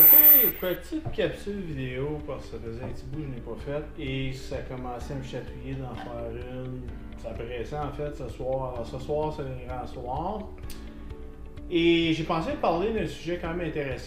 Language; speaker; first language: French; native; French